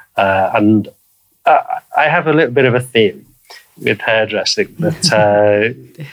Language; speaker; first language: English; native; English